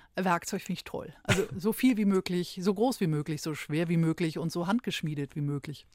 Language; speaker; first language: German; native; German